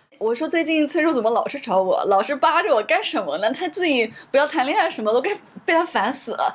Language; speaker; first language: Chinese; native; Chinese